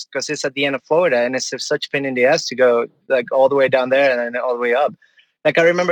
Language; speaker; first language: English; non-native, fluent; Spanish